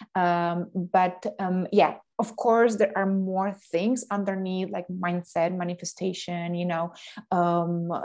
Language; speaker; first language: English; non-native, fluent; Slovak